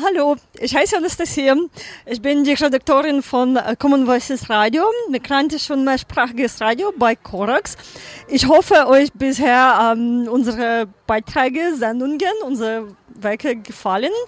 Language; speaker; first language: German; non-native, learner; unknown